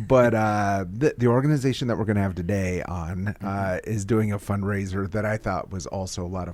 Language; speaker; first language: English; native; English